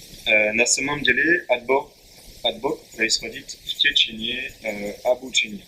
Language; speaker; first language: Russian; non-native, learner; French